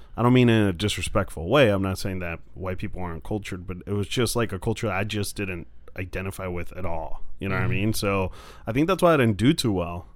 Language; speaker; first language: English; non-native, fluent; Spanish